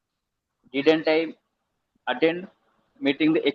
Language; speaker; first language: English; non-native, learner; Telugu